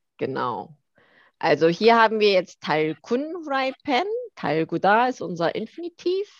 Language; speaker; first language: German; early bilingual, other home language; Korean